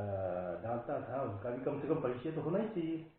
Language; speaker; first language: Hindi; native; Hindi